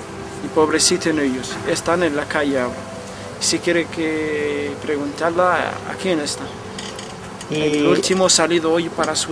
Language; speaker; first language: Spanish; non-native, fluent; Arabic